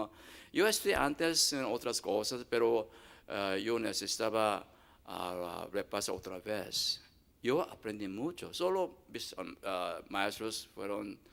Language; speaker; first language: Spanish; non-native, learner; Korean